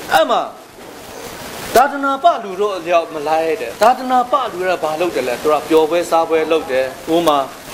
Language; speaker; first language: Burmese; non-native, local second language; Kachin